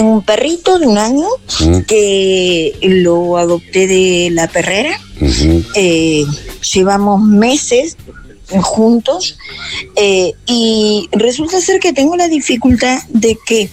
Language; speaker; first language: Spanish; native; Spanish